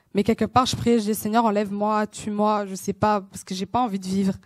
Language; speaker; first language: French; non-native, local second language; Kinyarwanda